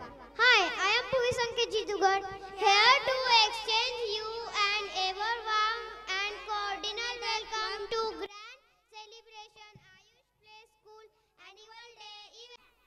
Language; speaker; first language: English; non-native, learner; Marathi